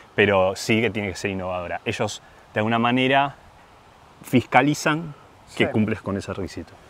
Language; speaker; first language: Spanish; native; Spanish